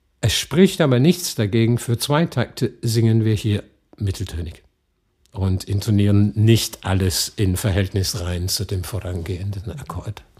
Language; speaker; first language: German; non-native, fluent; English